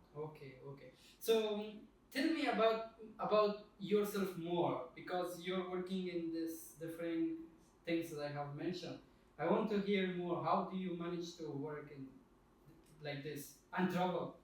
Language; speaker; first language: English; non-native, fluent; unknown